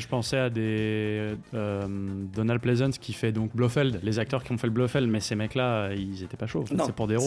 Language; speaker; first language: French; native; French